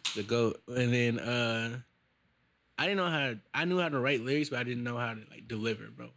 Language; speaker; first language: English; native; English